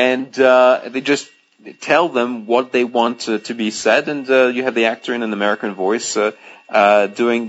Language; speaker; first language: English; non-native, fluent; Greek